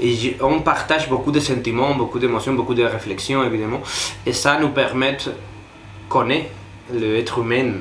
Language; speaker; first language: French; non-native, fluent; Spanish